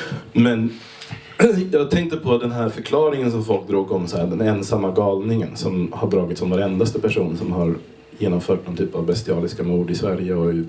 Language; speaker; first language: Swedish; native; Swedish